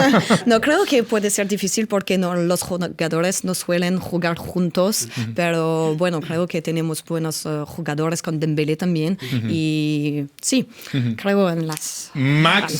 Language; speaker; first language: Spanish; non-native, fluent; French